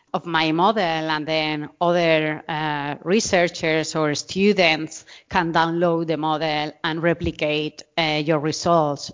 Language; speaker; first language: English; non-native, fluent; Spanish